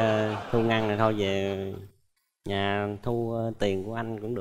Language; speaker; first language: Vietnamese; native; Vietnamese